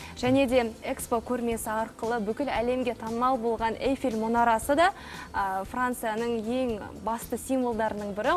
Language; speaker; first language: Kazakh; native; Kazakh